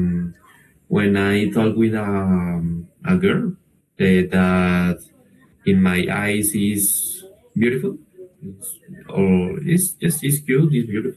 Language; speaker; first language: English; non-native, learner; Spanish